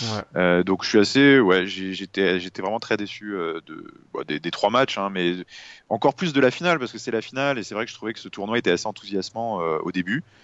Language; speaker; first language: French; native; French